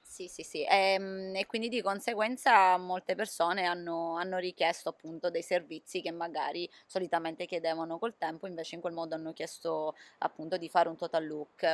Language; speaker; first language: Italian; native; Italian